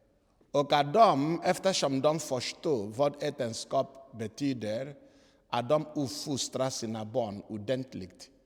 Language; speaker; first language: Swedish; non-native, fluent; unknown